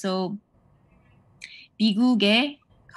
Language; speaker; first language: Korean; non-native, fluent; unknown